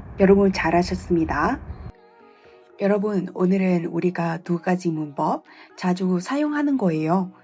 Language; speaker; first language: Korean; non-native, fluent; Vietnamese